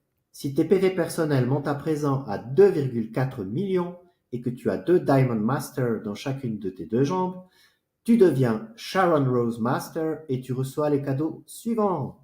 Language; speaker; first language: French; native; French